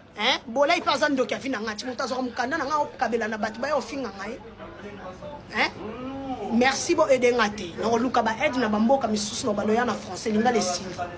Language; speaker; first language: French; non-native, local second language; Lingala